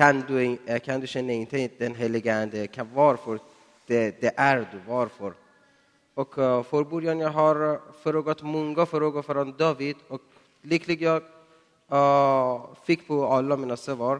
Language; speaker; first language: Swedish; non-native, learner; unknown